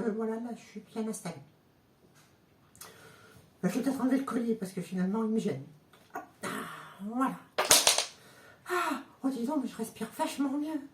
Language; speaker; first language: French; native; French